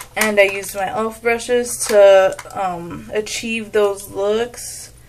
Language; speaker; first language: English; early bilingual, other home language; Spanish